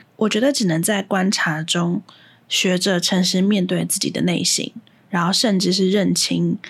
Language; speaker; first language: Chinese; native; Chinese